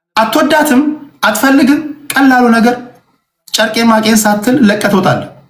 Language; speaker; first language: Amharic; native; Amharic